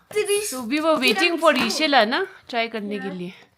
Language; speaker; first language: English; non-native, local second language; Tibetan